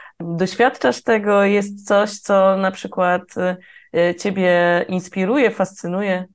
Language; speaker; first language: Polish; native; Polish